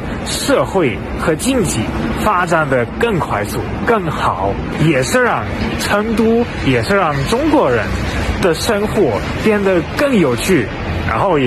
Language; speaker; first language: Chinese; non-native, fluent; German